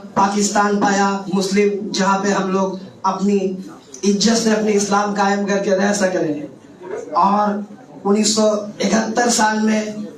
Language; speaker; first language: Urdu; native; Urdu